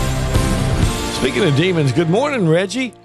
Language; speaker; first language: English; native; English